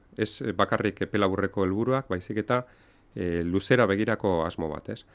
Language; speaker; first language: Basque; non-native, local second language; Spanish